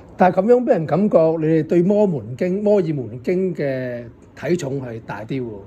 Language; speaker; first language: Cantonese; native; Cantonese